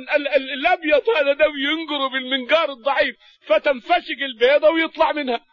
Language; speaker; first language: Arabic; native; Arabic